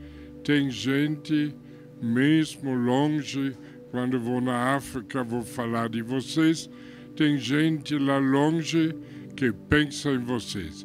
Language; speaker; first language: Portuguese; non-native, fluent; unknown